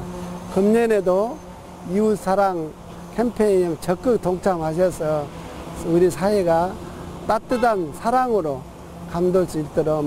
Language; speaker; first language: Korean; native; Korean